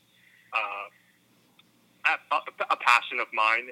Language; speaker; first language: English; native; English